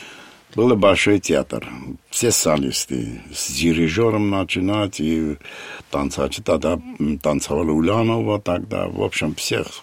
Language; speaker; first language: Russian; non-native, local second language; Armenian